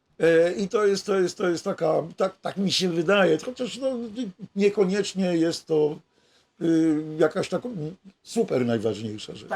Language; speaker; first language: Polish; native; Polish